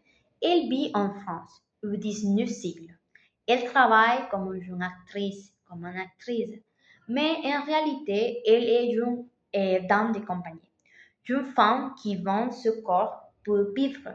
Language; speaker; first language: French; non-native, learner; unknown